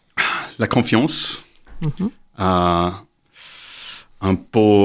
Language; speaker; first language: French; non-native, learner; English